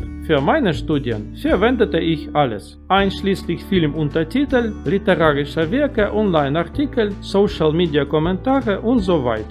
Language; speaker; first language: German; non-native, fluent; Russian